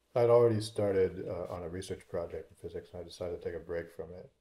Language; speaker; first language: English; native; English